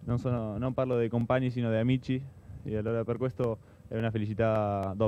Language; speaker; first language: Italian; non-native, fluent; Spanish